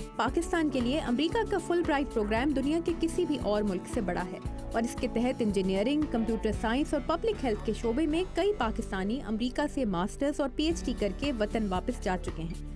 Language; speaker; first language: Urdu; native; Urdu